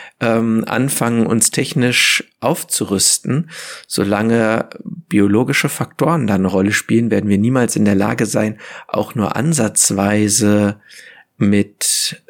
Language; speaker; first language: German; native; German